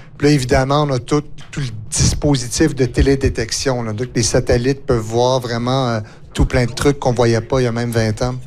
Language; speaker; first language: French; native; French